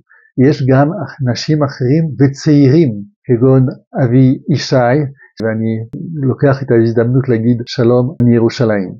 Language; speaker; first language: Hebrew; non-native, fluent; French